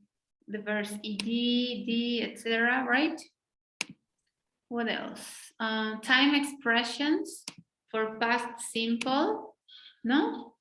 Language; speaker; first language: English; non-native, fluent; Spanish